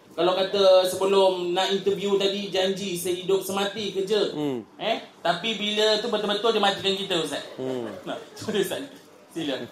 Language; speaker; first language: Malay; native; Malay